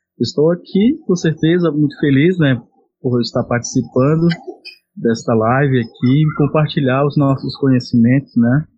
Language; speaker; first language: Portuguese; non-native, local second language; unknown